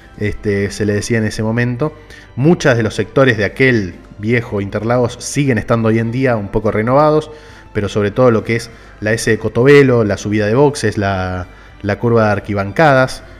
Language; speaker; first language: Spanish; native; Spanish